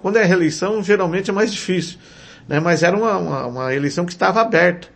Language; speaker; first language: Portuguese; native; Portuguese